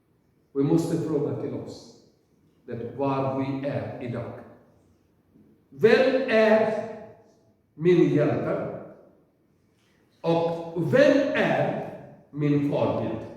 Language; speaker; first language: Swedish; non-native, learner; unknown